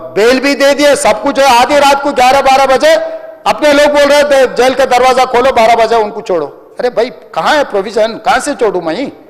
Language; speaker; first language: Hindi; non-native, local second language; Telugu